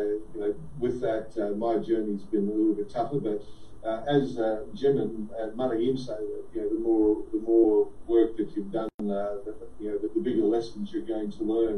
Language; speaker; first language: English; native; English